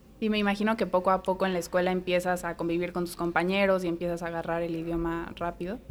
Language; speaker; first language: Spanish; native; Spanish